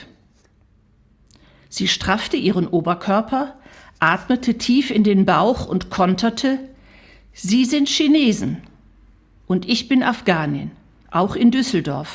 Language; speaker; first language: German; native; German